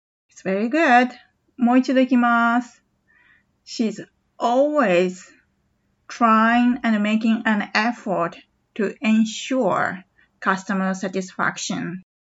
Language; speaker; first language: English; non-native, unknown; Japanese